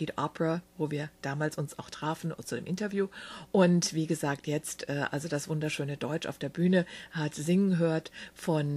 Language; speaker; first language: German; native; German